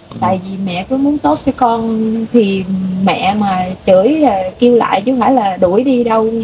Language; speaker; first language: Vietnamese; non-native, local second language; Khmer